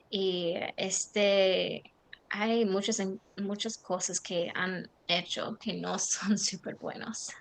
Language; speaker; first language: Spanish; non-native, learner; English